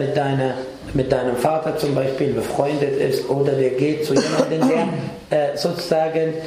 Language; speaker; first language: German; non-native, fluent; Arabic